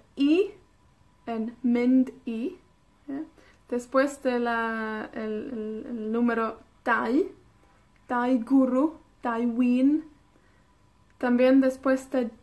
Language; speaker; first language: Spanish; non-native, fluent; Welsh